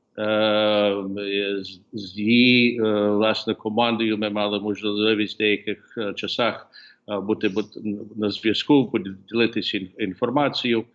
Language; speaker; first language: Ukrainian; early bilingual, heritage; Ukrainian